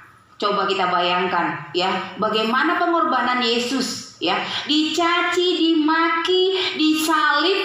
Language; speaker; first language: Indonesian; native; Indonesian